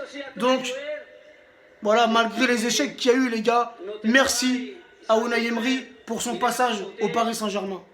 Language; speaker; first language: French; native; French